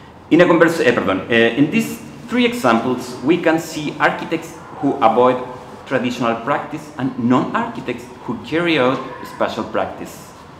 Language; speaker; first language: English; non-native, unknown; Spanish